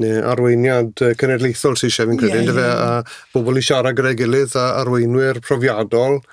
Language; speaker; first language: Welsh; native; Welsh